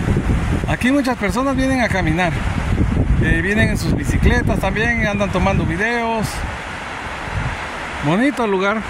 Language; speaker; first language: Spanish; native; Spanish